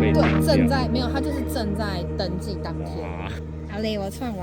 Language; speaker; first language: Chinese; native; Chinese